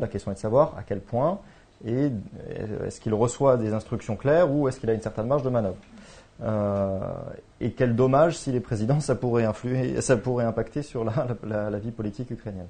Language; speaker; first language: French; native; French